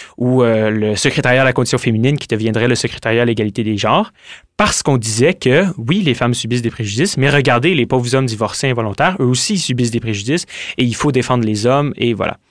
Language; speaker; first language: French; native; French